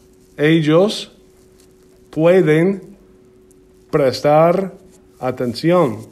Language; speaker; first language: Spanish; non-native, fluent; English